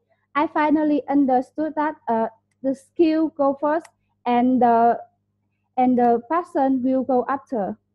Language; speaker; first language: English; non-native, learner; Vietnamese